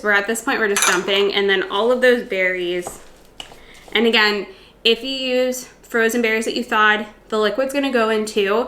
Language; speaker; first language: English; native; English